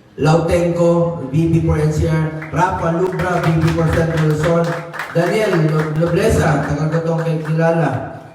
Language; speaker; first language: Filipino; non-native, local second language; Cebuano